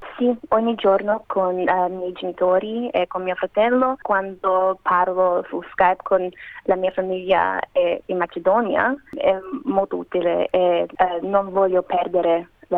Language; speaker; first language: Italian; non-native, learner; Macedonian